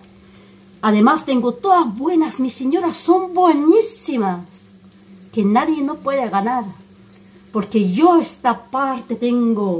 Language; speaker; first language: Spanish; non-native, fluent; Armenian